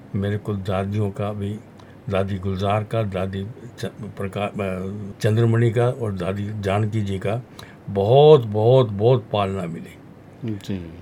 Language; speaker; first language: Hindi; non-native, local second language; Punjabi